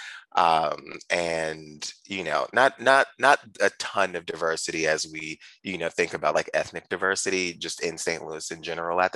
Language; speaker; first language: English; native; English